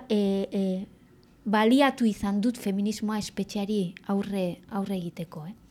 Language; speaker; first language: Basque; native; Basque